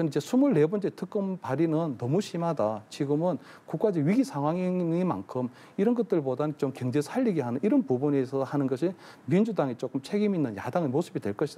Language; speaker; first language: Korean; native; Korean